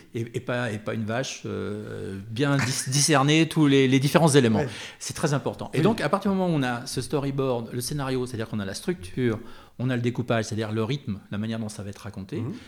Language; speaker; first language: French; native; French